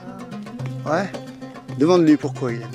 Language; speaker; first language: French; native; French